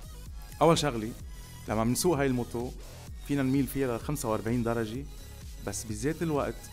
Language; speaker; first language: Arabic; native; Arabic